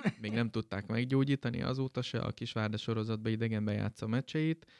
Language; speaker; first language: Hungarian; native; Hungarian